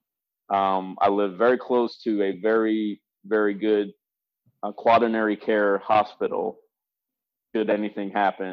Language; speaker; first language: English; native; English